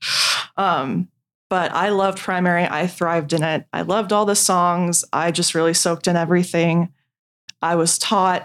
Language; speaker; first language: English; native; English